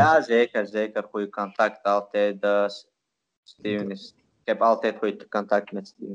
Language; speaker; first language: Dutch; non-native, learner; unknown